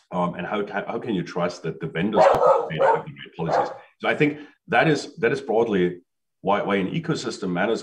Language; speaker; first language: English; non-native, fluent; German